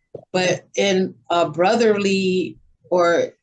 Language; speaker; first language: English; native; English